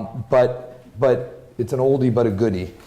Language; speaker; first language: English; native; English